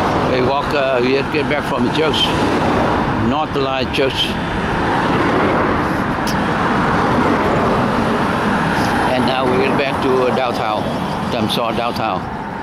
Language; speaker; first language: English; non-native, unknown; Vietnamese